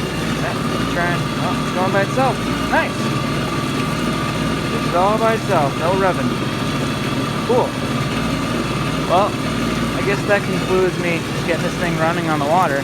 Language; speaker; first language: English; native; English